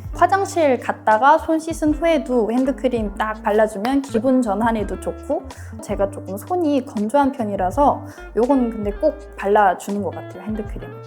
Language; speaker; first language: Korean; native; Korean